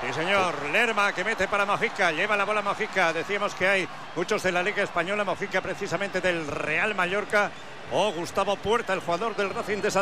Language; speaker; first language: Spanish; native; Spanish